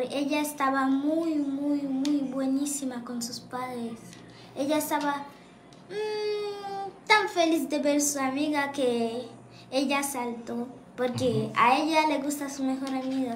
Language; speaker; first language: Spanish; non-native, learner; Haitian Creole